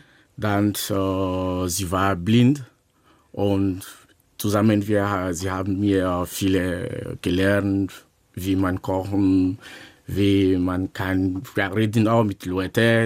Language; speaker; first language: German; non-native, learner; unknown